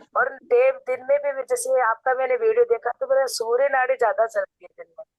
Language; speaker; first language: Hindi; non-native, local second language; Kannada